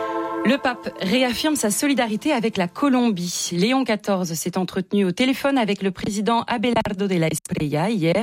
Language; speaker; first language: French; native; French